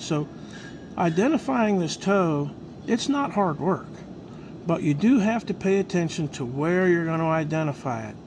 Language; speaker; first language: English; native; English